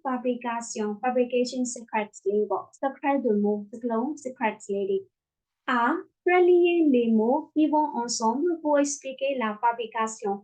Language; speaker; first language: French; non-native, fluent; Burmese